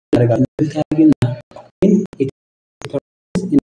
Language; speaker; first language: English; non-native, local second language; Amharic